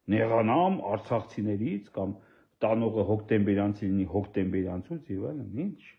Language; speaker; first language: Armenian; native; Armenian